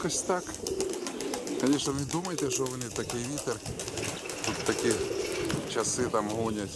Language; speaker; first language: Ukrainian; non-native, local second language; Russian